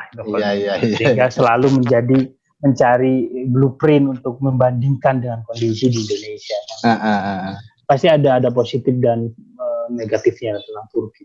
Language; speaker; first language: Indonesian; native; Indonesian